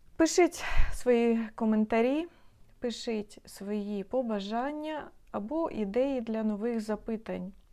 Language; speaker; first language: Ukrainian; non-native, local second language; Russian